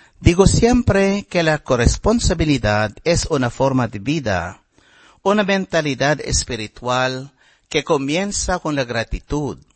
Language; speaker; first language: Spanish; non-native, fluent; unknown